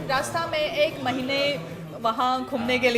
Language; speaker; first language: Hindi; non-native, fluent; Chinese